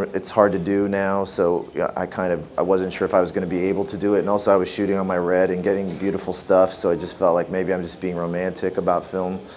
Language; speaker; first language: English; native; English